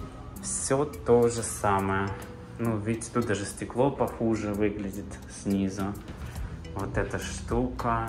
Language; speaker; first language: Russian; native; Russian